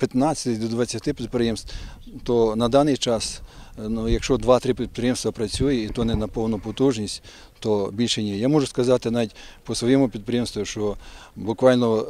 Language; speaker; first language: Ukrainian; native; Ukrainian